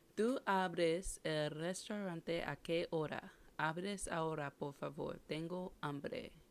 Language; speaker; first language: Spanish; non-native, learner; English